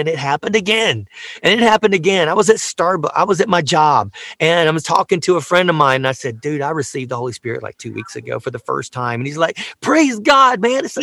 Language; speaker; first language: English; native; English